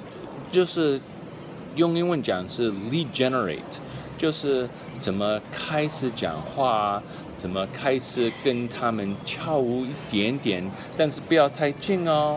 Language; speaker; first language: Chinese; early bilingual, heritage; English